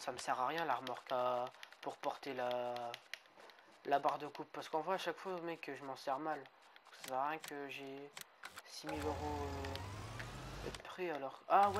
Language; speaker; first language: French; native; French